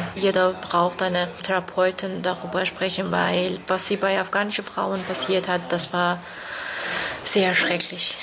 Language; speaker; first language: German; non-native, fluent; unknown